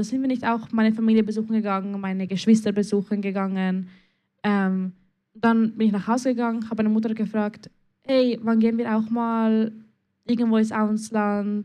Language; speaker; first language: German; early bilingual, other home language; Spanish